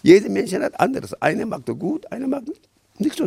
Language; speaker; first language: German; non-native, learner; Korean